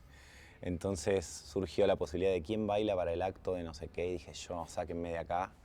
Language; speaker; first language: Spanish; native; Spanish